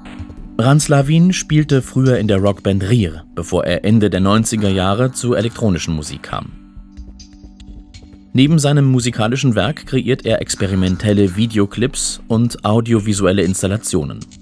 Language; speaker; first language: German; native; German